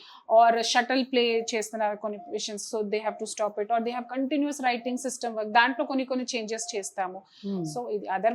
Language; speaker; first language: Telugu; non-native, fluent; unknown